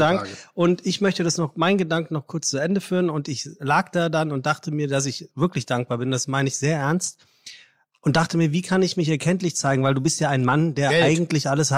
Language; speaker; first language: German; native; German